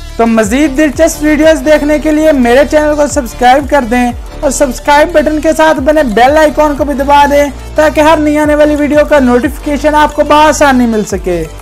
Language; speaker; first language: Urdu; native; Urdu